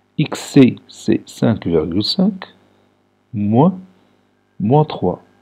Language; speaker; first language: French; non-native, local second language; Arabic